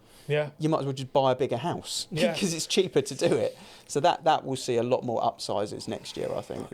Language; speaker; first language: English; native; English